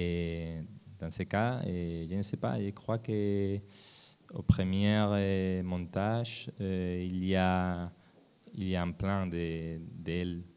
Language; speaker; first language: French; non-native, learner; Spanish